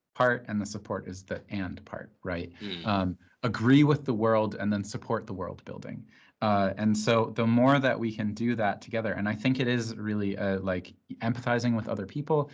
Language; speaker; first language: English; native; English